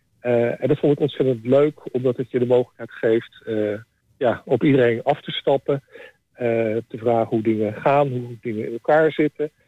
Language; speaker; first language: Dutch; native; Dutch